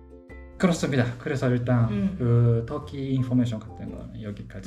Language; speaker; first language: Korean; non-native, learner; Japanese